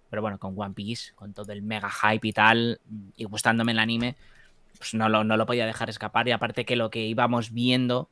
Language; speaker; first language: Spanish; native; Spanish